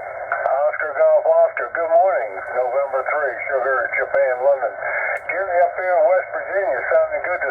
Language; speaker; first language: English; native; English